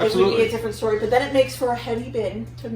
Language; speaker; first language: English; native; English